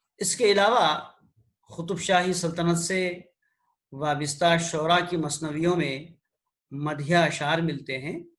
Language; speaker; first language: Urdu; native; Urdu